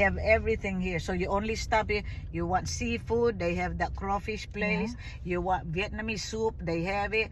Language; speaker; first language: English; non-native, fluent; Filipino